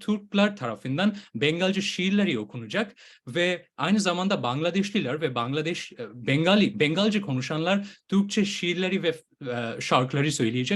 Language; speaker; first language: Turkish; non-native, fluent; Bangla